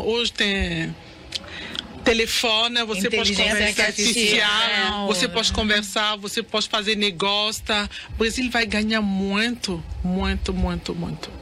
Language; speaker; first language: Portuguese; non-native, learner; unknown